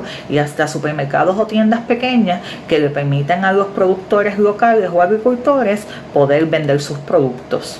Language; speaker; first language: Spanish; native; Spanish